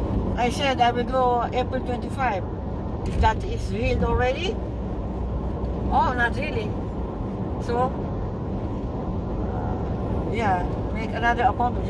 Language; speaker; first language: English; non-native, learner; Filipino